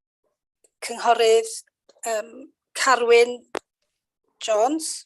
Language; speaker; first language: Welsh; native; Welsh